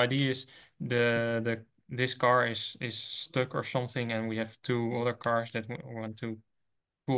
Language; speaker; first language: English; non-native, fluent; Dutch